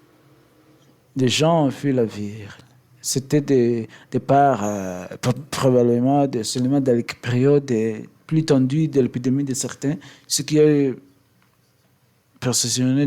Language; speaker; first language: French; non-native, learner; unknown